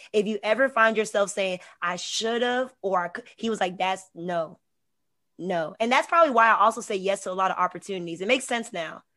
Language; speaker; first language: English; native; English